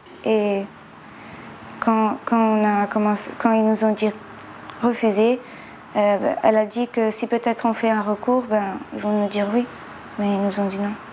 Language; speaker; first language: French; early bilingual, other home language; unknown